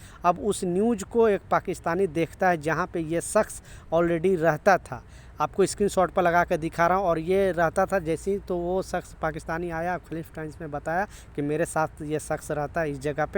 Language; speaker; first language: Hindi; native; Hindi